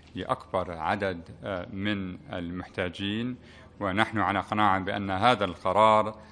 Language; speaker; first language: Arabic; native; Arabic